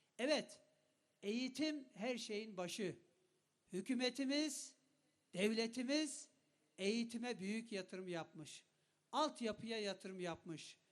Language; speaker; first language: Turkish; non-native, local second language; Kurdish